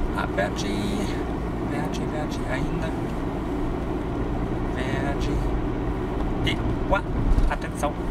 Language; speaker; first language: Portuguese; non-native, fluent; German